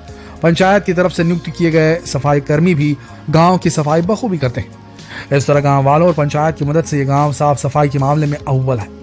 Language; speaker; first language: Hindi; native; Hindi